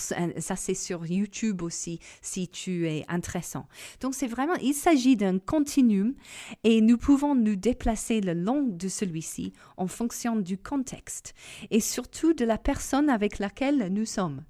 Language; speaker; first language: French; non-native, fluent; English